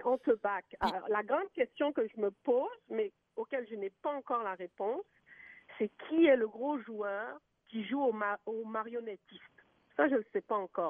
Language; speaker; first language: French; native; French